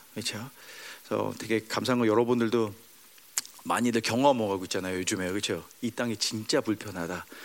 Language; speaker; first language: Korean; early bilingual, heritage; Korean